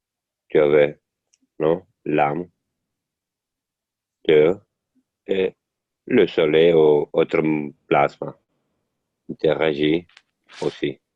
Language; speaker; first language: French; non-native, learner; Italian